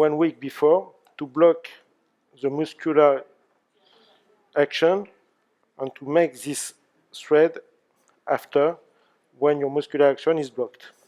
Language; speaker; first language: English; non-native, learner; French